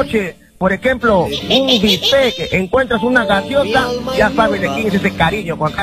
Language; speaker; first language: Spanish; native; Spanish